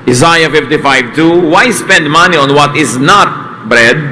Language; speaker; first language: English; non-native, local second language; Filipino